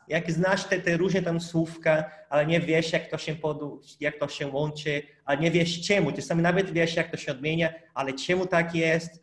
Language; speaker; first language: Polish; non-native, fluent; Portuguese